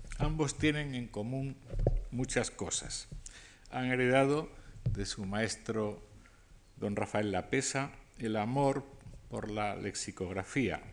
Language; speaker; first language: Spanish; native; Spanish